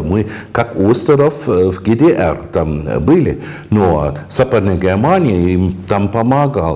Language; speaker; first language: Russian; non-native, fluent; German